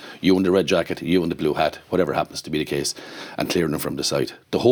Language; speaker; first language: English; native; English